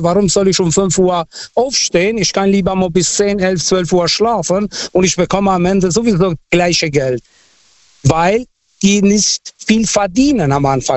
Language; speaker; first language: German; non-native, fluent; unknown